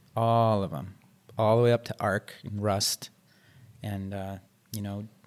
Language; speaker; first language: English; native; English